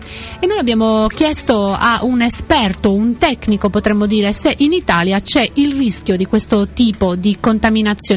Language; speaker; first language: Italian; native; Italian